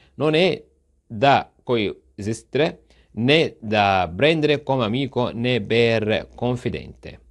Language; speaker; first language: Italian; non-native, fluent; Arabic